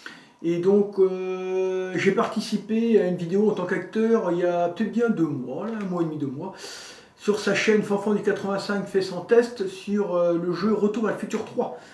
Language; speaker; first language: French; native; French